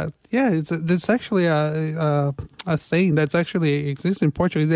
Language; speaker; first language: English; non-native, fluent; Portuguese